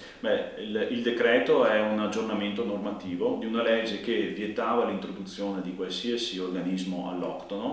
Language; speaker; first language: Italian; native; Italian